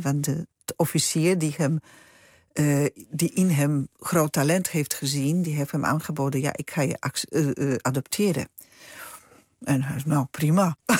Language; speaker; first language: Dutch; non-native, fluent; Polish